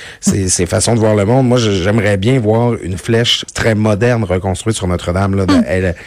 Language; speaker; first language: French; native; French